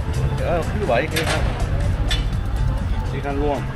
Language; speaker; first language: Finnish; non-native, learner; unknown